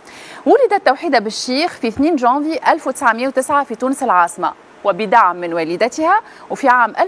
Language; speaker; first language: Arabic; native; Arabic